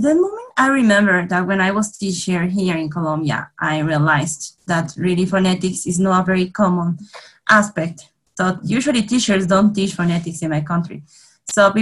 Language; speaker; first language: English; non-native, fluent; Spanish